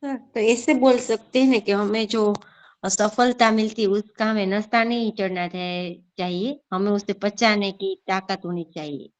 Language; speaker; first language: Hindi; non-native, local second language; Gujarati